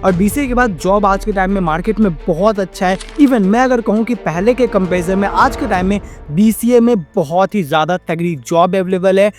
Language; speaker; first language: Hindi; native; Hindi